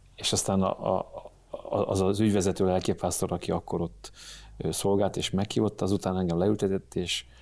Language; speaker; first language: Hungarian; native; Hungarian